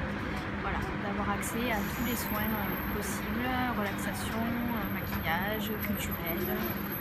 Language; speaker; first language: French; native; French